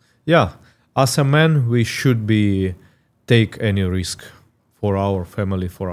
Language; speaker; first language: English; non-native, learner; Russian